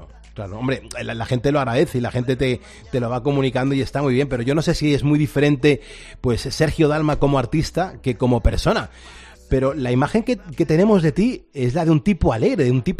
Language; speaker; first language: Spanish; native; Spanish